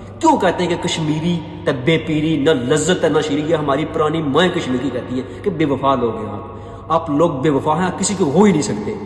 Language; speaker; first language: Urdu; non-native, local second language; Punjabi